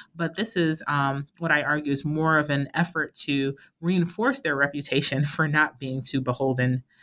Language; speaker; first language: English; native; English